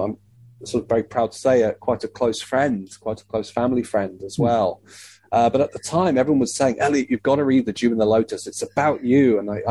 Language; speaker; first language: English; native; English